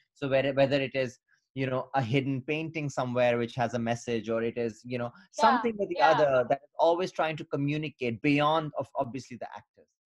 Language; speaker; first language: English; non-native, local second language; Urdu